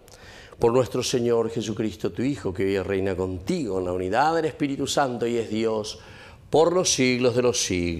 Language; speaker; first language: Spanish; native; Spanish